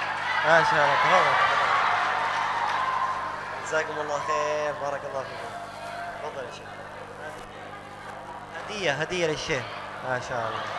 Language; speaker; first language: Arabic; native; Arabic